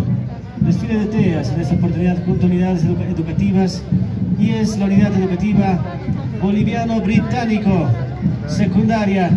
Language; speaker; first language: Spanish; native; Spanish